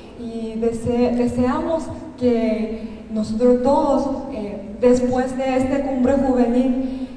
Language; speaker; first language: Spanish; non-native, learner; Korean